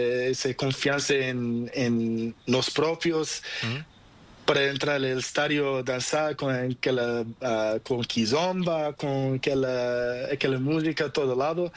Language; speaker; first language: Spanish; non-native, learner; Portuguese